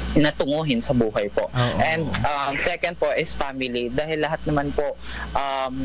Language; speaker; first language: Filipino; native; Filipino